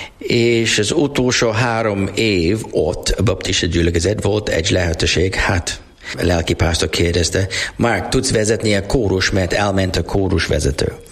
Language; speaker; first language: Hungarian; non-native, learner; English